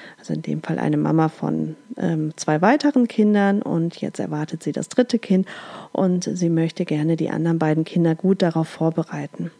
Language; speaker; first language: German; native; German